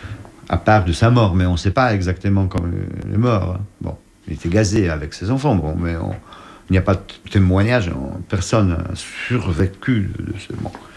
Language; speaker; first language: French; non-native, fluent; Polish